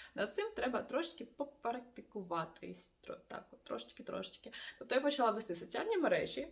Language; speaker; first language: Ukrainian; non-native, local second language; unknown